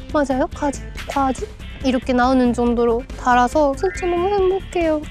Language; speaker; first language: Korean; non-native, fluent; Japanese